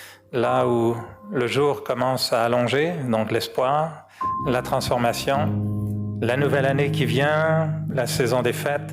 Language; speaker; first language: French; native; French